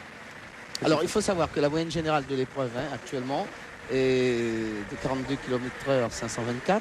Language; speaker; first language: French; native; French